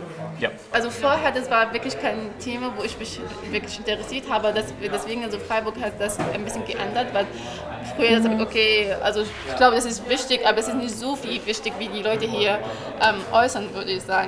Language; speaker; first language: German; non-native, learner; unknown